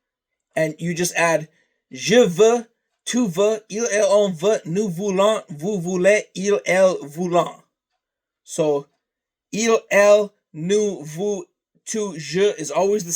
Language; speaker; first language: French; non-native, learner; English